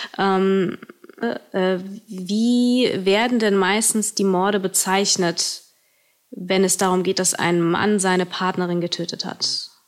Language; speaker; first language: German; early bilingual, other home language; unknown